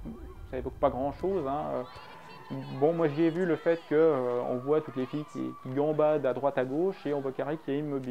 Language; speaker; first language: French; native; French